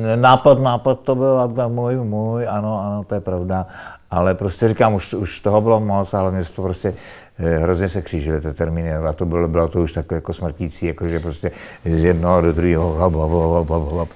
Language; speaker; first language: Czech; native; Czech